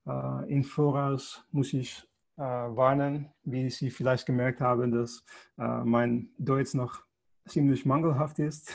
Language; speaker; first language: German; non-native, fluent; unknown